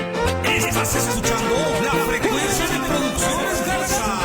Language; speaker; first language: Spanish; native; Spanish